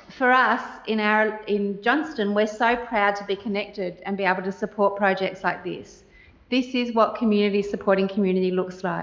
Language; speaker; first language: English; native; English